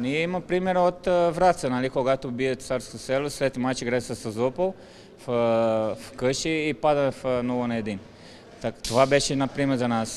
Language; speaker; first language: Bulgarian; non-native, learner; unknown